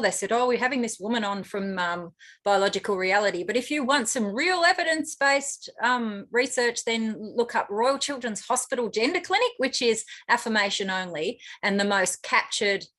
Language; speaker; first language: English; native; English